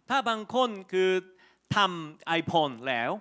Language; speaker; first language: Thai; non-native, fluent; Korean